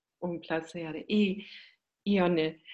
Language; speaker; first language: Spanish; non-native, learner; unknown